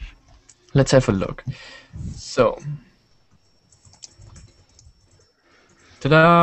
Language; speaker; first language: English; non-native, learner; German